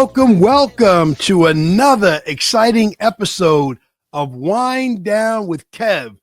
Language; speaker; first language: English; native; English